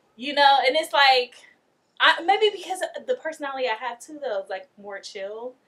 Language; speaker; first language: English; native; English